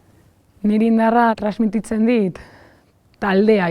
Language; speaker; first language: Basque; non-native, local second language; Spanish